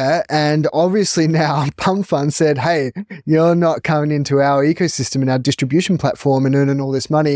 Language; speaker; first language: English; native; English